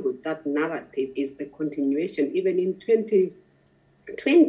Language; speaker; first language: English; non-native, local second language; Masai